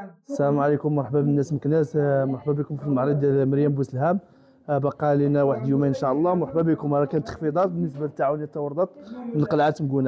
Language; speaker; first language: Arabic; native; Arabic